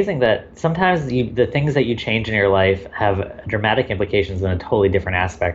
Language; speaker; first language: English; native; English